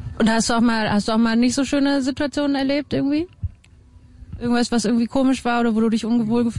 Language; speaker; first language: German; native; German